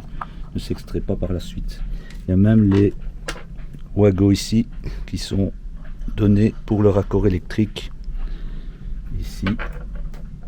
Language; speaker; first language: French; native; French